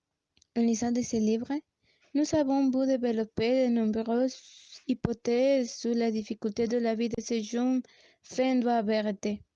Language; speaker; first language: French; non-native, learner; Spanish